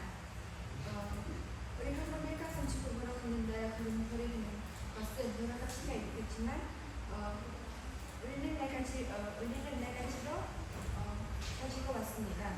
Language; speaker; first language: Korean; non-native, fluent; Khmer